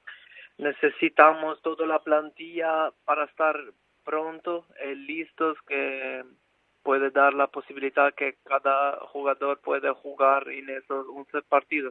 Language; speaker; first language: Spanish; non-native, fluent; Albanian